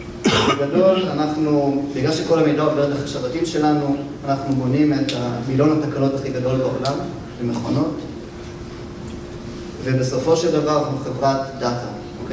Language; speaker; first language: Hebrew; native; Hebrew